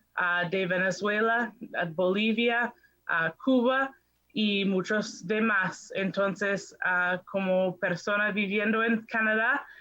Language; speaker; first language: Spanish; non-native, fluent; English